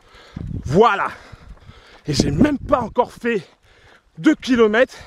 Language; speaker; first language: French; native; French